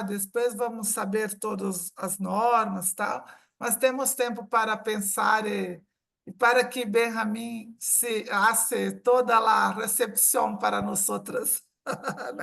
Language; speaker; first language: Portuguese; non-native, fluent; Spanish